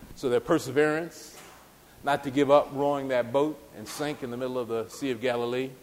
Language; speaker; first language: English; native; English